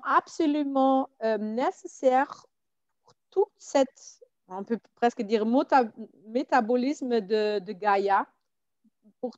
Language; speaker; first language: French; non-native, fluent; German